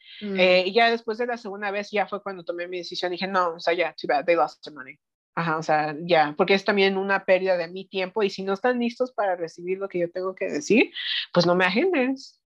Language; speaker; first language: Spanish; early bilingual, heritage; Spanish